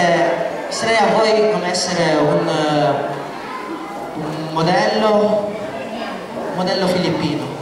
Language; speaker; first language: Italian; non-native, learner; Filipino